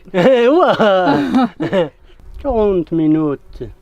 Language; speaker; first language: French; non-native, learner; Central Atlas Tamazight